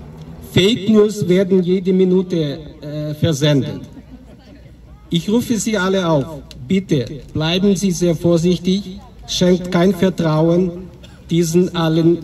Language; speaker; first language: German; non-native, fluent; Ukrainian